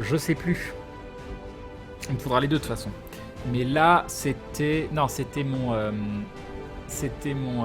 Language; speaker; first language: French; native; French